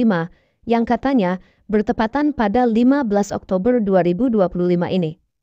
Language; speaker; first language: Indonesian; native; Indonesian